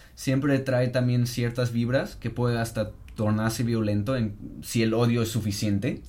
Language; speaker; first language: Spanish; non-native, fluent; German